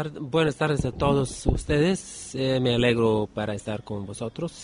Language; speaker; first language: Spanish; non-native, learner; Bulgarian